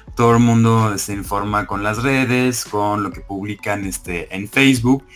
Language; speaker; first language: Spanish; non-native, fluent; French